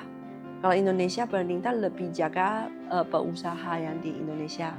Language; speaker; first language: Indonesian; non-native, learner; Chinese